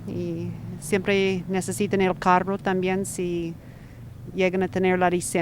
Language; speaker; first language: Spanish; non-native, fluent; English